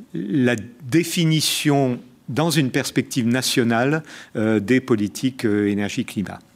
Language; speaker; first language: French; native; French